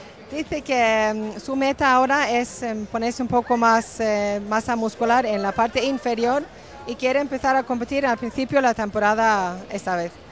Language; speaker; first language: Spanish; native; Spanish